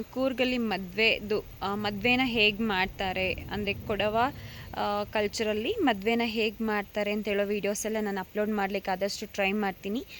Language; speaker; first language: Kannada; non-native, local second language; Kodava